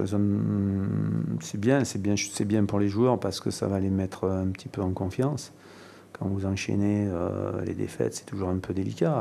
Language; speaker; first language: French; native; French